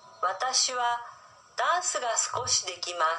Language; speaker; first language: Japanese; non-native, learner; Indonesian